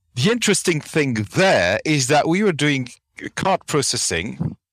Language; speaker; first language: English; non-native, fluent; French